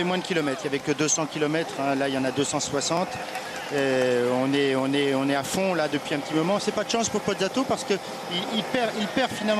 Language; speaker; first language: French; native; French